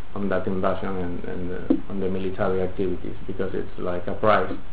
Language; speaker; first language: English; non-native, fluent; Galician